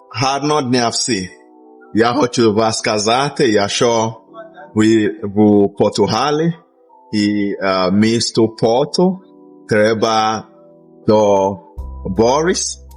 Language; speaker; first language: Ukrainian; non-native, learner; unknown